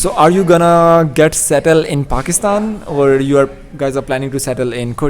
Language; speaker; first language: English; non-native, local second language; Urdu